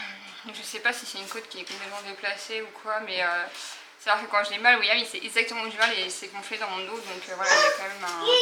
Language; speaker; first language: French; native; French